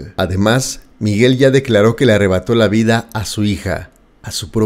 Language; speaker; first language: Spanish; native; Spanish